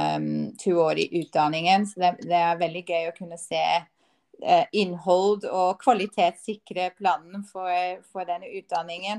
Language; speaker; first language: Norwegian; non-native, fluent; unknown